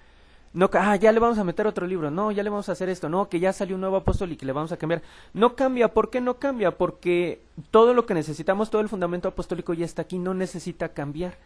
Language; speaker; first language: Spanish; native; Spanish